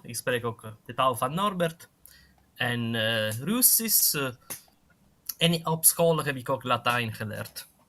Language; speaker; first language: Dutch; non-native, fluent; Italian